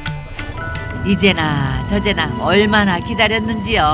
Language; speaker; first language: Korean; native; Korean